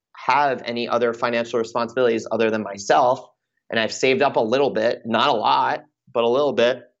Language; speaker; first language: English; native; English